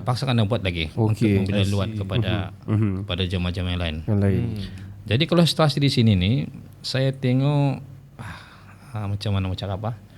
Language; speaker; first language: Malay; native; Malay